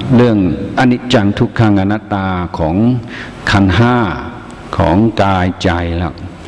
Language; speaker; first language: Thai; non-native, fluent; English